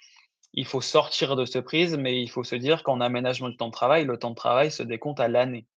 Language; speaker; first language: French; native; French